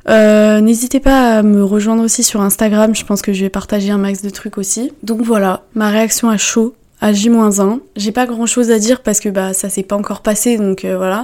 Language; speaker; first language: French; native; French